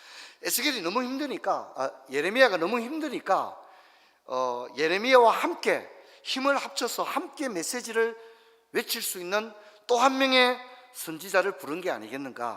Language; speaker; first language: Korean; native; Korean